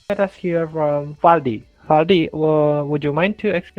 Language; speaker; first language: English; non-native, learner; Indonesian